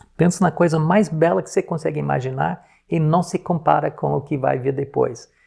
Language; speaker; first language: Portuguese; non-native, fluent; English